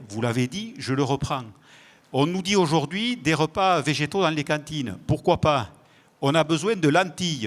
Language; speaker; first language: French; native; French